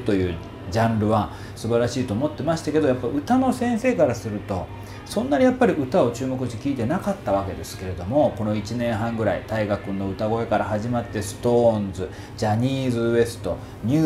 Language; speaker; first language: Japanese; native; Japanese